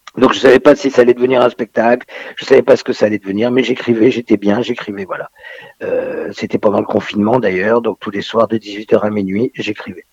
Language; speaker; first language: French; native; French